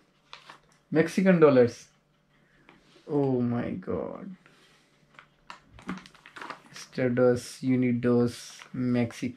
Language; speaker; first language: English; non-native, local second language; Hindi